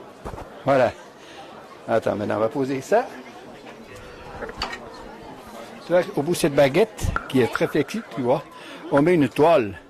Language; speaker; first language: French; native; French